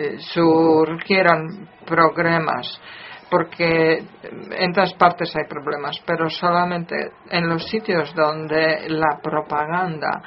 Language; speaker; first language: Spanish; non-native, fluent; Polish